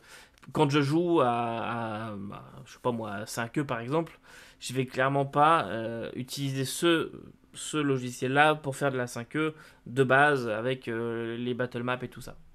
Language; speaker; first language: French; native; French